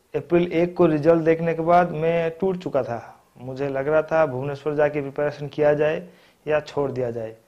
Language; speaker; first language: Hindi; non-native, local second language; Odia